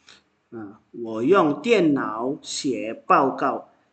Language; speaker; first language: Chinese; non-native, fluent; Indonesian